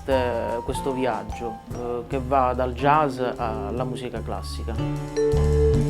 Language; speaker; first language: Italian; native; Italian